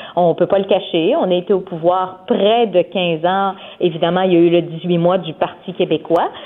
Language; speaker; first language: French; native; French